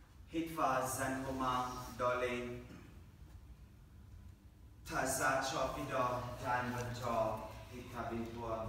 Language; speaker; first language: Vietnamese; non-native, learner; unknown